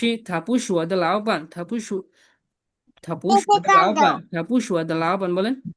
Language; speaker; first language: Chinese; non-native, fluent; Bangla